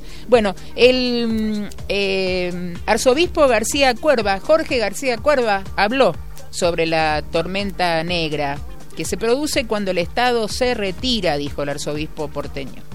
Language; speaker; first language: Spanish; native; Spanish